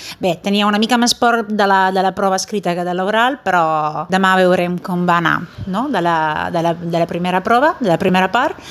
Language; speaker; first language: Catalan; non-native, fluent; Italian